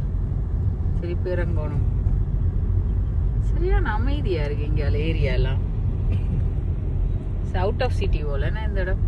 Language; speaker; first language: Tamil; native; Tamil